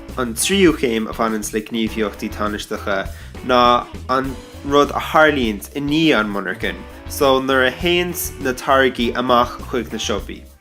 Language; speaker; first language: Irish; non-native, local second language; English